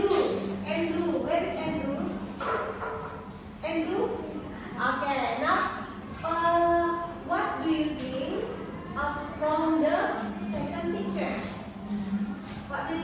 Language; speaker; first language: English; non-native, learner; Indonesian